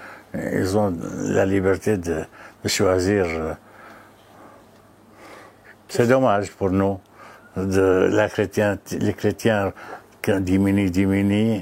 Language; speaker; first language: French; non-native, fluent; Arabic